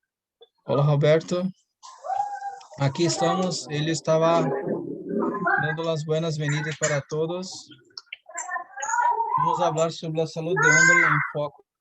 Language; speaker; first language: Spanish; non-native, learner; Portuguese